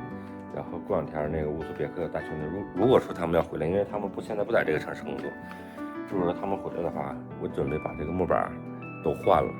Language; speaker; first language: Chinese; native; Chinese